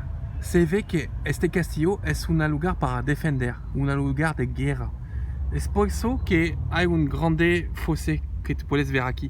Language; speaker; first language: Spanish; non-native, learner; French